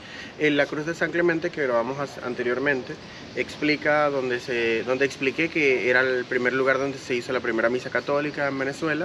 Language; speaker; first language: Spanish; native; Spanish